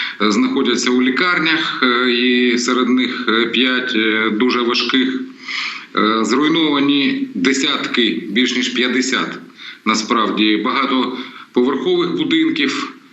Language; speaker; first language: Ukrainian; non-native, local second language; Russian